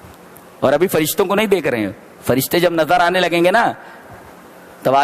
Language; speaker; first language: Urdu; native; Urdu